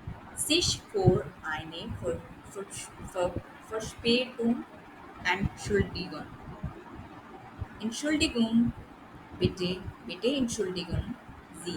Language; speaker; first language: German; non-native, learner; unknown